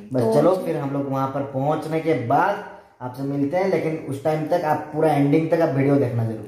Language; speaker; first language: Hindi; non-native, local second language; Odia